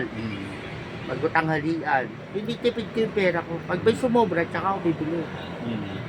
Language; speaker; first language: Filipino; non-native, local second language; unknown